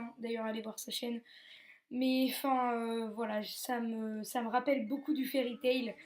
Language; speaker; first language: French; native; French